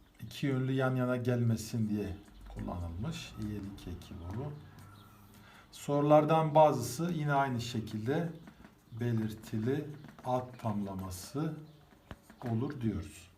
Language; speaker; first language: Turkish; native; Turkish